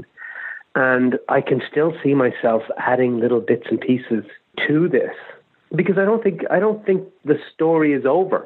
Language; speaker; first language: English; native; English